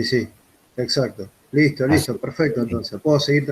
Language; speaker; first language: Spanish; native; Spanish